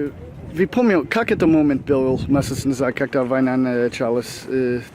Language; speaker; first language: Russian; non-native, learner; English